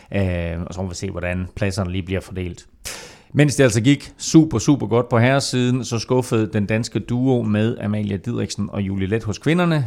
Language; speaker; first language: Danish; native; Danish